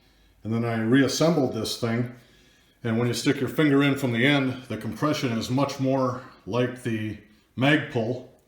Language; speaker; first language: English; native; English